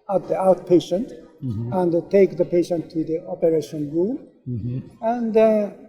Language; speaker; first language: English; non-native, learner; Japanese